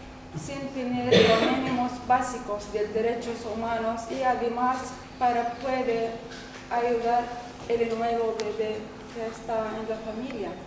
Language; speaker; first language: Spanish; non-native, learner; Arabic